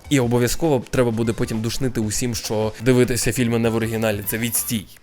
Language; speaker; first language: Ukrainian; non-native, local second language; Russian